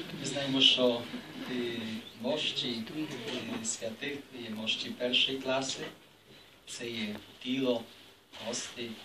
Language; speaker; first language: Ukrainian; non-native, fluent; Polish